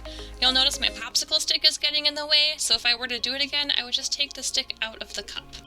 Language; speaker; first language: English; native; English